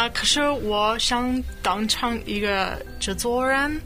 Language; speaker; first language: Chinese; non-native, learner; English